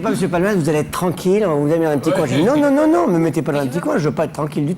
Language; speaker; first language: French; native; French